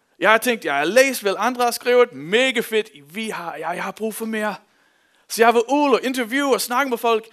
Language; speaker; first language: Danish; non-native, fluent; English